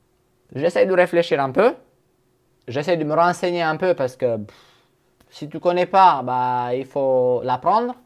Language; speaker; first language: French; non-native, fluent; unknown